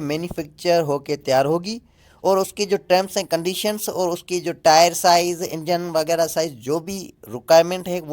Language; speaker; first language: Urdu; native; Urdu